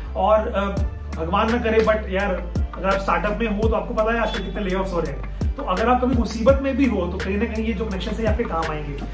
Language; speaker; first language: Hindi; native; Hindi